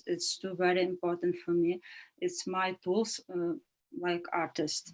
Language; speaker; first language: English; non-native, learner; Ukrainian